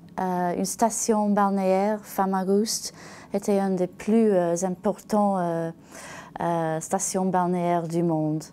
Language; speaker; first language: French; non-native, learner; English